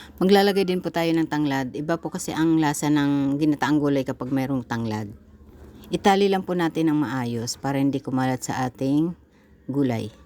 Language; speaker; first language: Filipino; non-native, local second language; Bikol